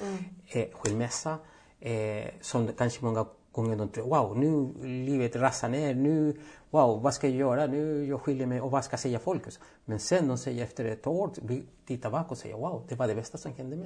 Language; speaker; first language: Swedish; non-native, fluent; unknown